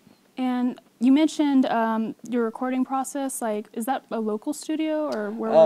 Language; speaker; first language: English; native; English